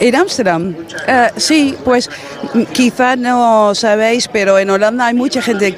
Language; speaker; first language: Spanish; non-native, fluent; Dutch